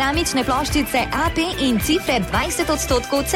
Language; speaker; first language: Slovenian; native; Slovenian